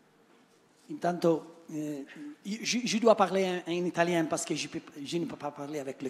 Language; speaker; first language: French; non-native, learner; Italian